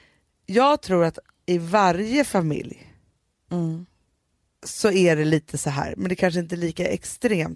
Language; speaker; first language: Swedish; native; Swedish